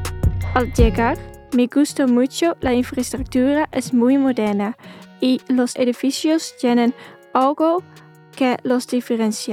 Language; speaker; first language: Spanish; non-native, fluent; Dutch